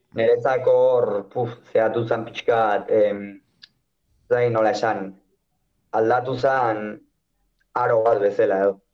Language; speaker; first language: Basque; native; Basque